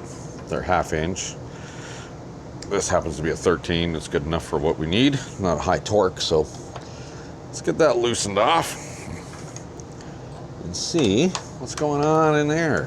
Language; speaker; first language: English; native; English